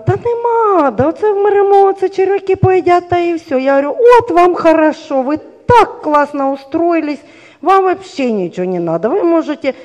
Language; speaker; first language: Ukrainian; non-native, local second language; Russian